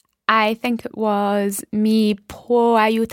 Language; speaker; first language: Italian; non-native, learner; English